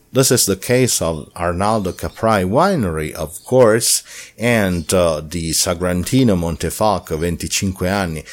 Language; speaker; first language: English; non-native, fluent; Italian